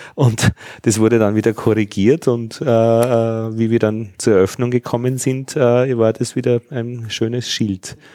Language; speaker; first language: German; native; German